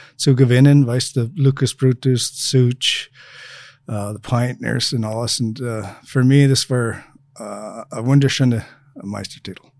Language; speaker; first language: German; non-native, fluent; English